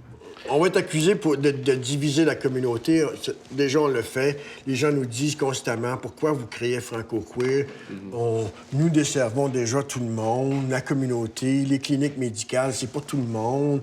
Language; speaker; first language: French; native; French